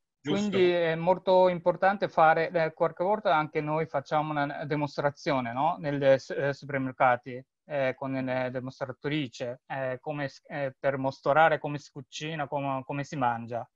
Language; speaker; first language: Italian; non-native, learner; Japanese